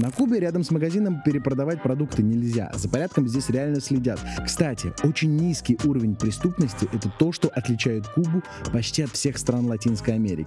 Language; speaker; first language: Russian; native; Russian